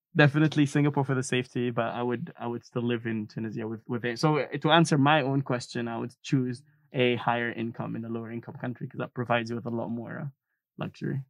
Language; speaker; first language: English; non-native, fluent; Arabic